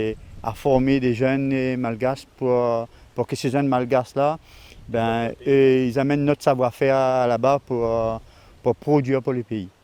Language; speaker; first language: French; non-native, local second language; Réunion Creole French